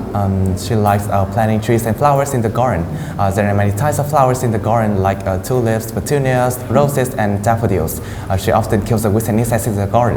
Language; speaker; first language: English; non-native, fluent; Vietnamese